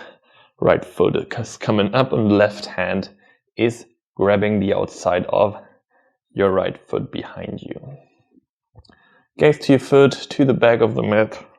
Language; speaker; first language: English; non-native, fluent; German